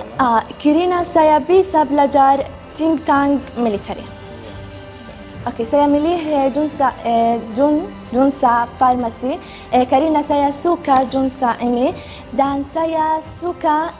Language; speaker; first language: Indonesian; non-native, learner; Arabic